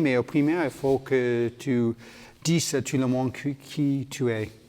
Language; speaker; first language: French; non-native, learner; English